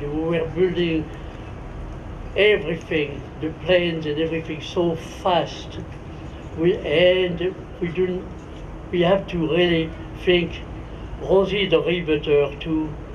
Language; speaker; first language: English; non-native, fluent; French